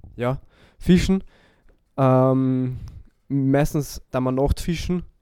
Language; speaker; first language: German; native; German